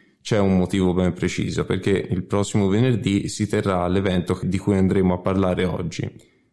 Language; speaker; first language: Italian; native; Italian